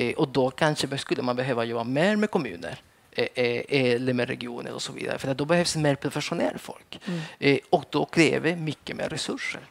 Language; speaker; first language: Swedish; early bilingual, other home language; Spanish